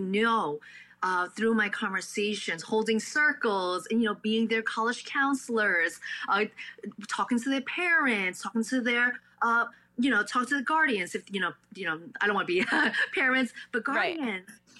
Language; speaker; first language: English; early bilingual, other home language; Cantonese